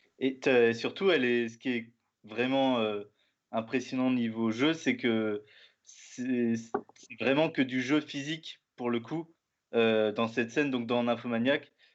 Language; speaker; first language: French; native; French